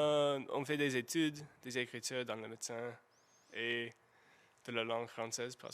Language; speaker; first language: French; non-native, learner; English